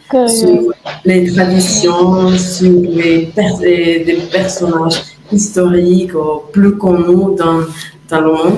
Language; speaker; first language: French; non-native, fluent; Spanish